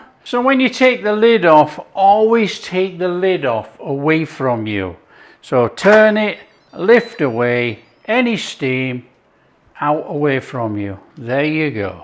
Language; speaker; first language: English; native; English